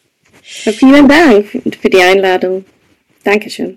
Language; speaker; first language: German; non-native, fluent; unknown